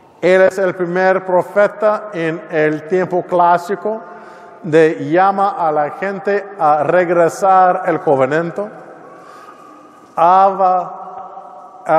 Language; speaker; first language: Spanish; non-native, learner; English